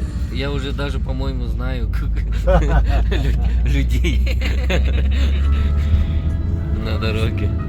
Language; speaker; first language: Russian; native; Russian